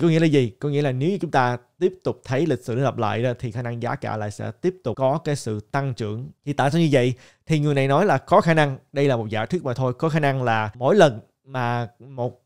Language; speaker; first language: Vietnamese; native; Vietnamese